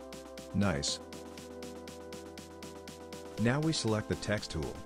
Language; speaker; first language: English; non-native, fluent; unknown